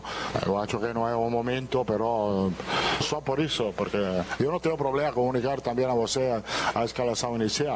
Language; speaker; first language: Portuguese; non-native, fluent; Italian